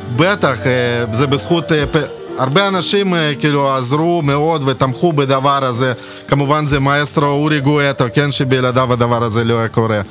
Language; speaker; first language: Hebrew; early bilingual, other home language; Russian